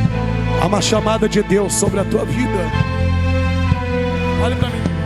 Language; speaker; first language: Portuguese; native; Portuguese